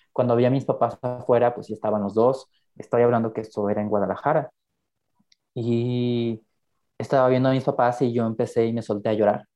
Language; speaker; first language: Spanish; native; Spanish